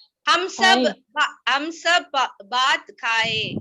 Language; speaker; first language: Hindi; non-native, learner; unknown